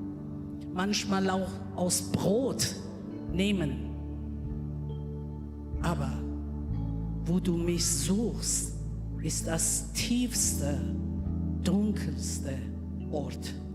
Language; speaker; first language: German; non-native, learner; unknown